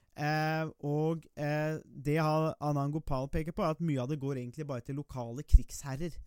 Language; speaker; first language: Norwegian; native; Norwegian